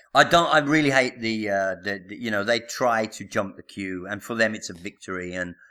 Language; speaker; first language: English; native; English